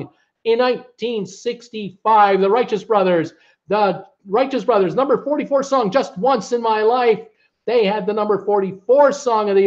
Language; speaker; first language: English; native; English